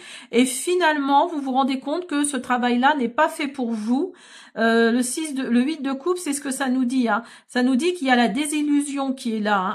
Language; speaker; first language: French; native; French